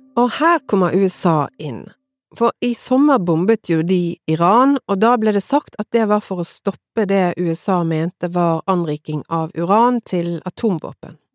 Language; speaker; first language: Norwegian; native; Norwegian